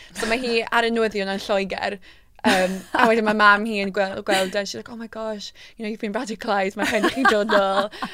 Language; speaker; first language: Welsh; non-native, local second language; English